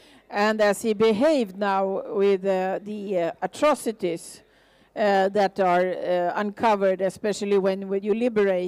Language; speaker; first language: English; non-native, fluent; Swedish